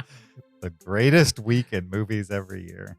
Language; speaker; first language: English; native; English